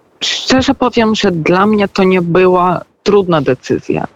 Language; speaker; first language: Polish; non-native, fluent; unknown